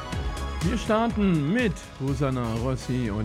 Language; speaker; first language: German; native; German